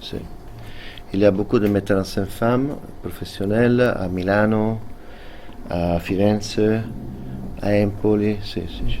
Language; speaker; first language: French; non-native, fluent; Italian